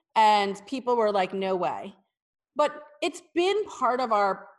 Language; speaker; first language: English; native; English